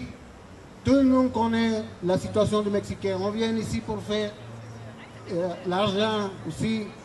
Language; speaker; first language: French; non-native, learner; Spanish